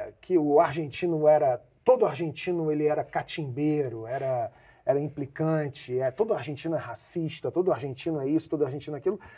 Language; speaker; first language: Portuguese; native; Portuguese